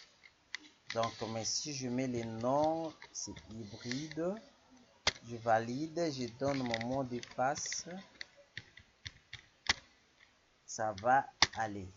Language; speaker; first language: French; non-native, local second language; Lingala